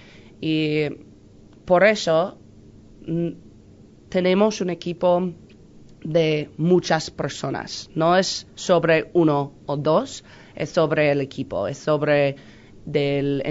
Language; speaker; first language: Spanish; non-native, learner; English